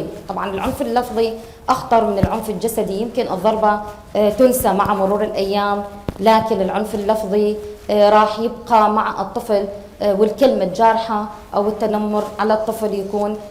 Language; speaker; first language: Arabic; native; Arabic